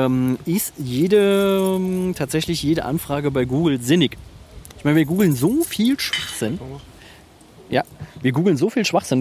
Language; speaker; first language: German; native; German